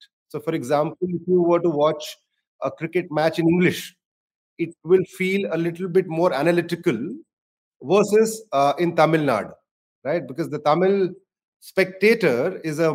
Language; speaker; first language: English; non-native, local second language; Hindi